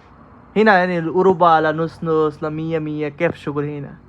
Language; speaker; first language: Arabic; non-native, learner; Bangla